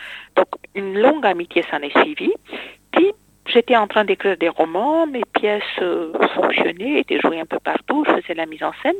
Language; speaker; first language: French; non-native, fluent; Romanian